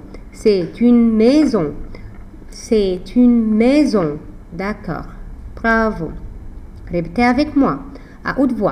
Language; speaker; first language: French; non-native, fluent; Arabic